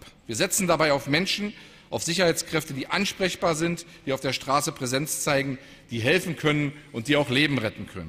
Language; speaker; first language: German; native; German